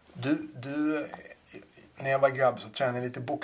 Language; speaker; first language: Swedish; native; Swedish